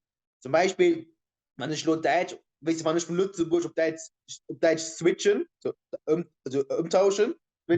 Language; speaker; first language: German; non-native, local second language; Luxembourgish